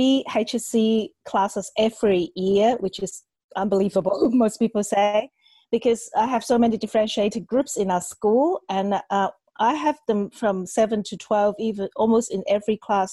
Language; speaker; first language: English; non-native, local second language; Cantonese